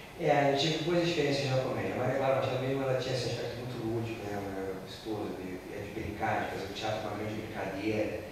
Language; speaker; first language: Portuguese; native; Portuguese